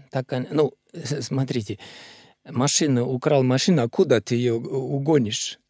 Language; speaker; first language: Russian; non-native, fluent; Icelandic